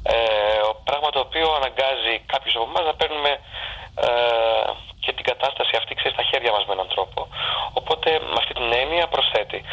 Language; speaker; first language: Greek; native; Greek